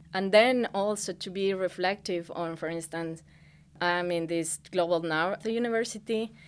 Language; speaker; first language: English; non-native, fluent; Spanish